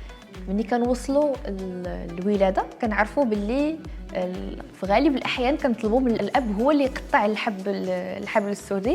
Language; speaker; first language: Arabic; native; Arabic